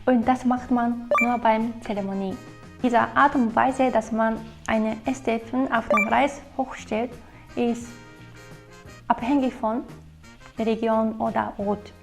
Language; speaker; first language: German; non-native, fluent; Japanese